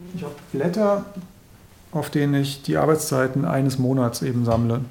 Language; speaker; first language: German; native; German